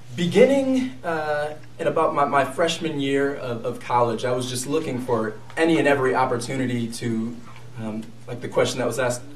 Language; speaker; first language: English; native; English